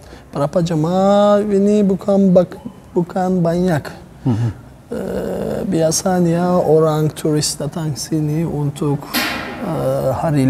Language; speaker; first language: Indonesian; non-native, learner; Turkish